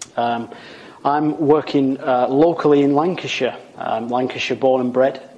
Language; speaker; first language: English; native; English